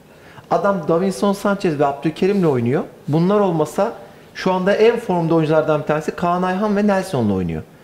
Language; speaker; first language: Turkish; native; Turkish